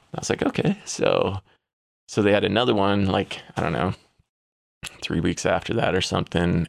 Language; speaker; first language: English; native; English